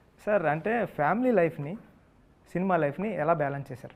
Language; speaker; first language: Telugu; native; Telugu